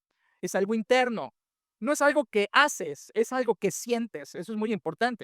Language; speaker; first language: Spanish; native; Spanish